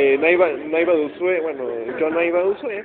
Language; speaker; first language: Basque; non-native, learner; Spanish